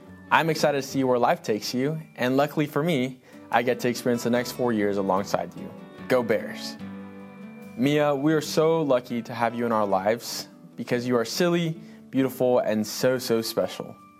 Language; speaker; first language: English; early bilingual, other home language; Spanish